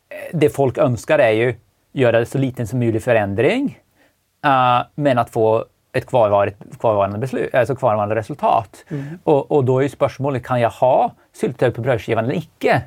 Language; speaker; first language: Swedish; native; Swedish